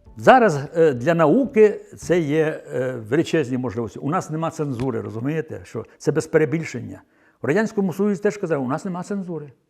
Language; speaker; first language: Ukrainian; native; Ukrainian